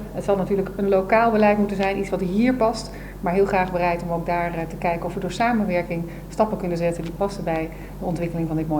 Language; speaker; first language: Dutch; native; Dutch